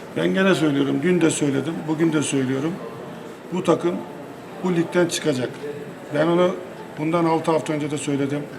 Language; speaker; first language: Turkish; native; Turkish